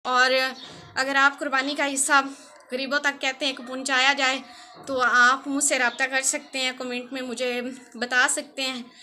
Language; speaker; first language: Urdu; non-native, local second language; Punjabi